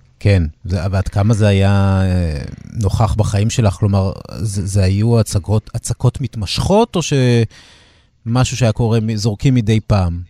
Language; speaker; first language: Hebrew; native; Hebrew